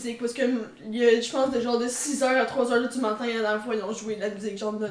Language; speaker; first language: French; native; French